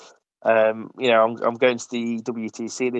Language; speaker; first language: English; native; English